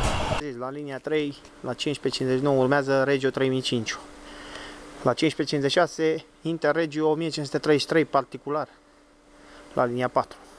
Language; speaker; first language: Romanian; native; Romanian